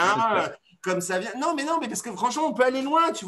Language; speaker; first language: French; native; French